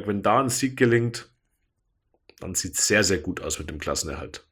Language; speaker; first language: German; native; German